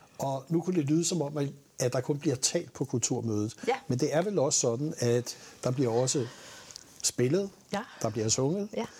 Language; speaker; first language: Danish; native; Danish